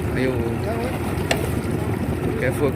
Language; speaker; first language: English; non-native, fluent; Malay